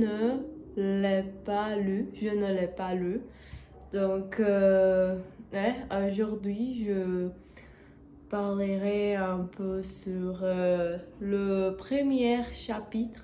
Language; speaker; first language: French; non-native, learner; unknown